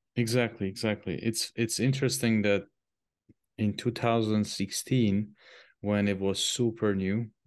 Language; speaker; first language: English; non-native, fluent; Armenian